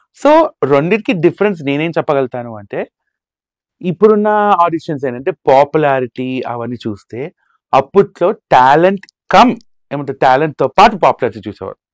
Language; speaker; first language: Telugu; native; Telugu